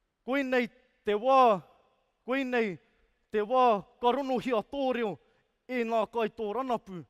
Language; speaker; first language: Māori; non-native, fluent; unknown